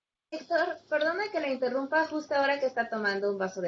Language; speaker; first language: Spanish; native; Spanish